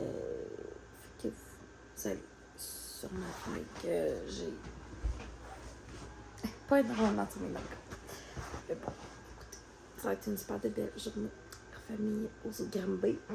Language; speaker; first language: French; native; French